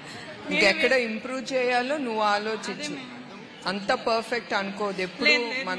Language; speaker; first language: Telugu; native; Telugu